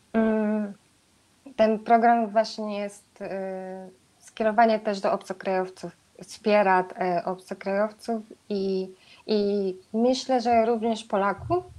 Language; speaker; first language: Polish; non-native, fluent; Japanese